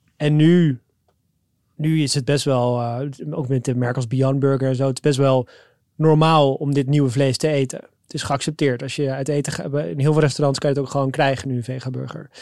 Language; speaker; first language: Dutch; native; Dutch